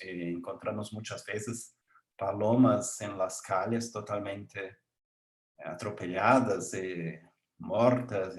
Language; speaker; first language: Spanish; non-native, learner; Portuguese